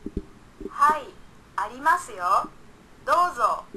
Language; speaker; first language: Japanese; non-native, learner; Indonesian